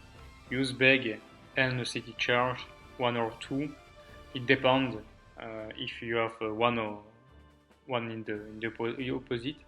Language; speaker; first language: English; non-native, learner; French